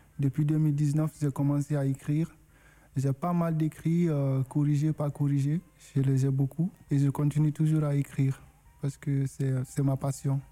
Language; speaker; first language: French; non-native, local second language; Susu